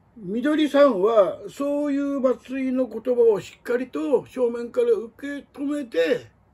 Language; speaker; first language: Japanese; native; Japanese